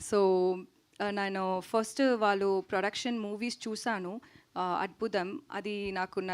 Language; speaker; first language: Telugu; non-native, learner; Tamil